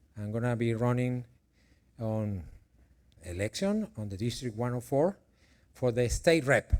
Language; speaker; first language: English; non-native, fluent; Spanish